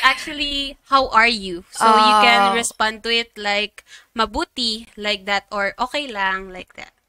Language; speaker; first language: English; non-native, local second language; Filipino